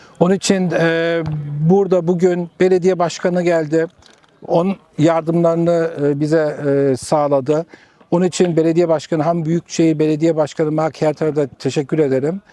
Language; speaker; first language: Turkish; early bilingual, heritage; Turkish